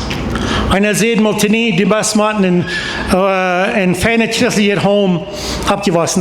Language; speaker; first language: German; non-native, learner; Plautdietsch